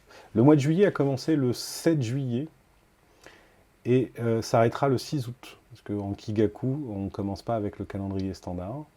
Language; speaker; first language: French; native; French